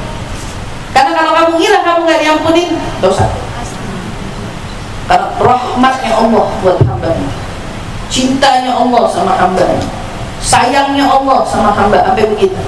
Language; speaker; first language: Indonesian; native; Indonesian